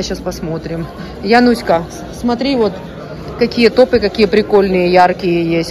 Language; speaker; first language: Russian; native; Russian